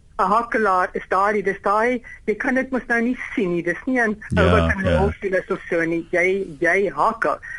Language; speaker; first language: Afrikaans; non-native, local second language; English